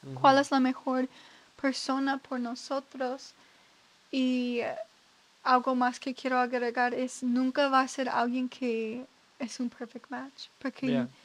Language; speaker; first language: Spanish; non-native, learner; English